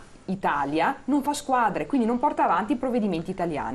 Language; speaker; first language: Italian; native; Italian